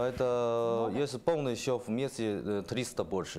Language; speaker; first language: Russian; non-native, learner; Chinese